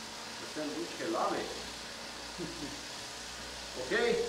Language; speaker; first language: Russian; non-native, learner; Georgian